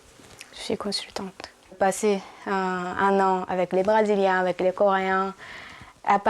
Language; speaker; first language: French; non-native, fluent; Japanese